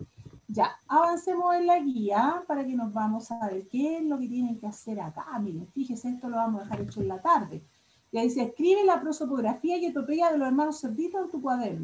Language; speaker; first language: Spanish; native; Spanish